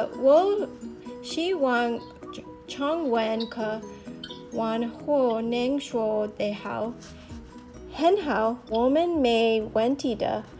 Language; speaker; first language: Chinese; non-native, learner; English